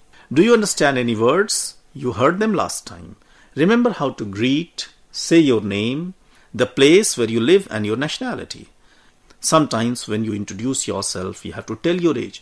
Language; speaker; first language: English; non-native, local second language; Hindi